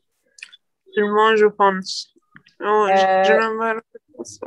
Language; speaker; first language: French; non-native, learner; Arabic